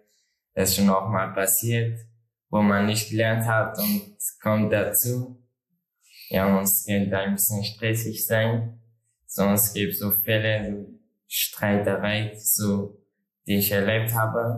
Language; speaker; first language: German; non-native, learner; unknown